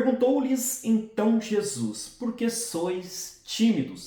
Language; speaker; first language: Portuguese; native; Portuguese